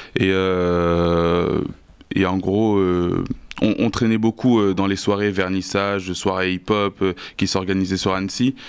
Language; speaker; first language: French; native; French